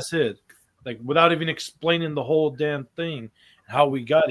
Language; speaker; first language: English; native; English